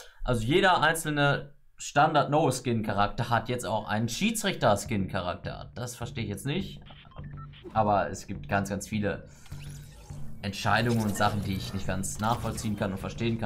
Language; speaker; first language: German; native; German